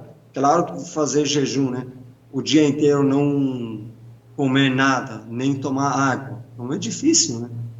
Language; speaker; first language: Portuguese; non-native, fluent; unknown